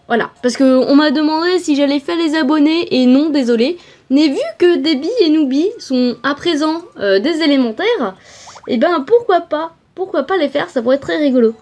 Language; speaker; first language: French; native; French